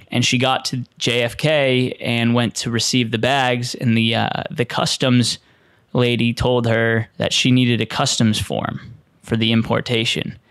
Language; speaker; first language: English; native; English